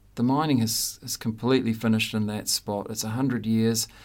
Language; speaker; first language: English; native; English